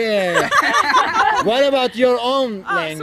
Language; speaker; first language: English; non-native, fluent; Turkish